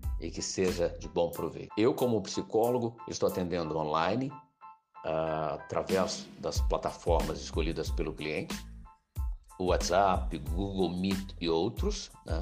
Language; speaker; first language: Portuguese; native; Portuguese